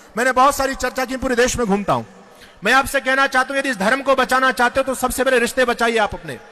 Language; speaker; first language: Hindi; native; Hindi